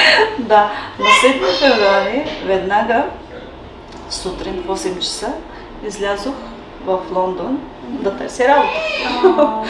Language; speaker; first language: Bulgarian; non-native, local second language; Turkish